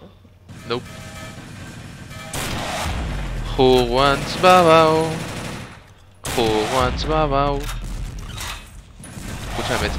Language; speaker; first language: English; non-native, learner; Spanish